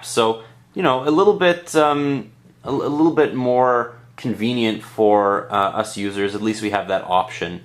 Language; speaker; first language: English; native; English